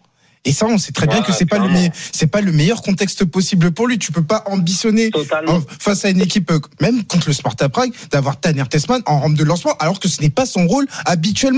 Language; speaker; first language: French; native; French